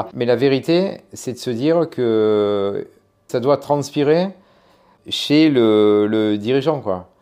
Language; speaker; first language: French; native; French